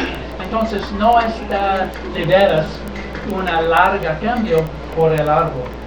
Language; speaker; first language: Spanish; non-native, learner; English